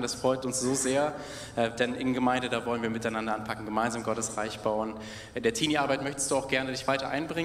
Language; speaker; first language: German; native; German